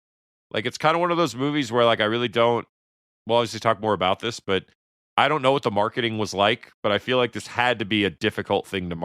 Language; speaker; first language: English; native; English